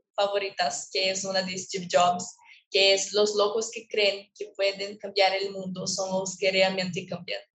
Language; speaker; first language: Spanish; non-native, learner; Portuguese